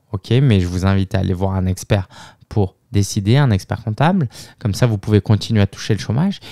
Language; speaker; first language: French; native; French